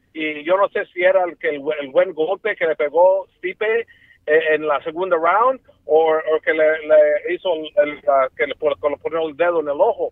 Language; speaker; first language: Spanish; early bilingual, heritage; Spanish